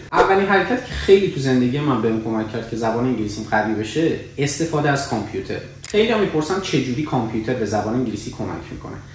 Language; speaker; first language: Persian; native; Persian